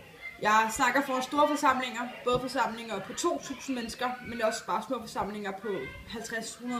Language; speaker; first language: Danish; native; Danish